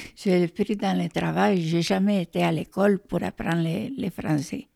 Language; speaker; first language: French; non-native, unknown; Spanish